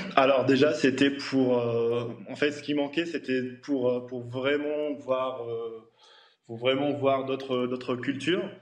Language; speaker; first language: French; non-native, local second language; Arabic